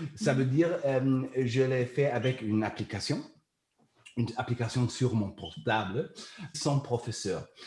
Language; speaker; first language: French; non-native, learner; German